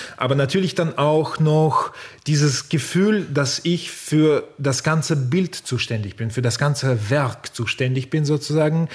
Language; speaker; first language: German; non-native, fluent; Russian